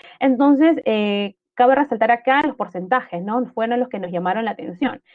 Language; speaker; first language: Spanish; native; Spanish